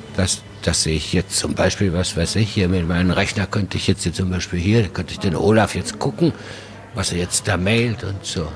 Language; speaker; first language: German; early bilingual, other home language; Spanish